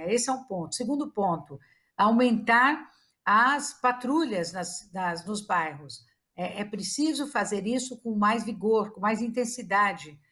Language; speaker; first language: Portuguese; native; Portuguese